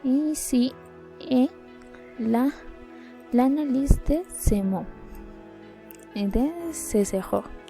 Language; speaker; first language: French; non-native, learner; Spanish